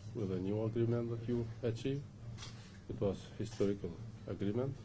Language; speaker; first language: English; non-native, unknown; Albanian